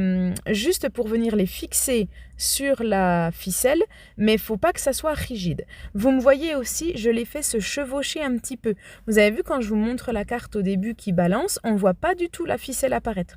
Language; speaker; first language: French; native; French